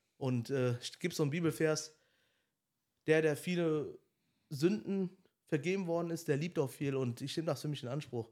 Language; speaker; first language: German; native; German